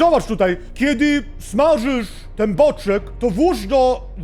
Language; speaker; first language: Polish; non-native, learner; Swedish